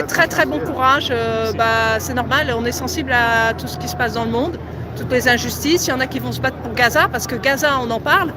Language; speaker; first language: French; native; French